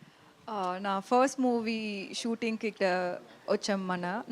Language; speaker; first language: Telugu; non-native, learner; Tamil